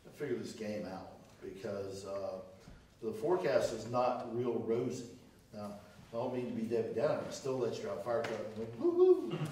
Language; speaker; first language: English; native; English